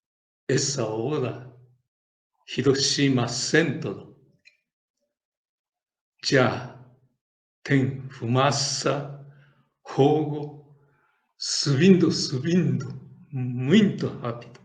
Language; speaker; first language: Portuguese; non-native, learner; Japanese